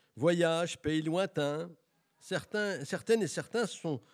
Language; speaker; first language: French; native; French